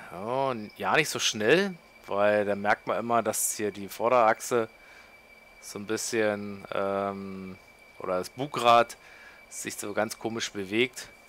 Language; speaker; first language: German; native; German